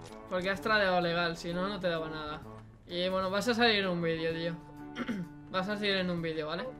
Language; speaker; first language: Spanish; native; Spanish